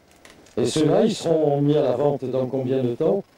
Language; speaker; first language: French; native; French